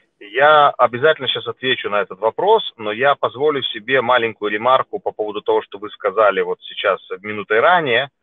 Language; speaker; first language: Russian; native; Russian